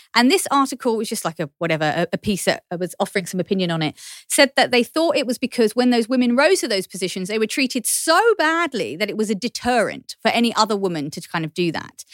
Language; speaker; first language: English; native; English